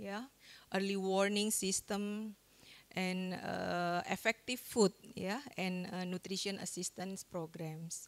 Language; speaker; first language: English; non-native, fluent; Indonesian